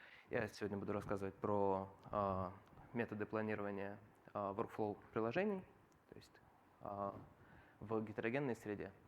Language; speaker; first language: Russian; native; Russian